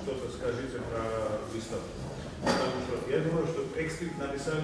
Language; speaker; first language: Russian; non-native, fluent; Georgian